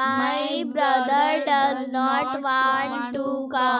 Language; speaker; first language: English; non-native, learner; Hindi